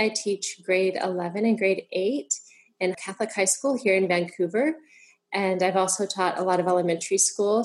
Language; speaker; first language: English; native; English